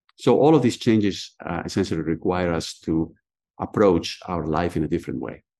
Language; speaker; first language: English; non-native, fluent; Spanish